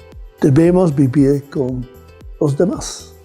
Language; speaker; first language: Spanish; non-native, fluent; Dutch